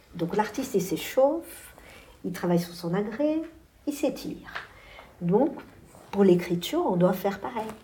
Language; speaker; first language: French; non-native, fluent; Portuguese